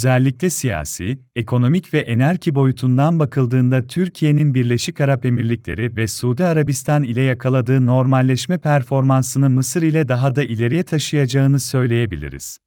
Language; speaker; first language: Turkish; native; Turkish